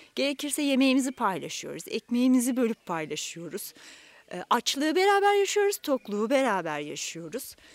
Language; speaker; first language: Turkish; native; Turkish